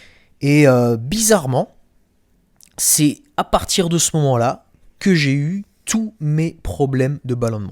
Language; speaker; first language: French; native; French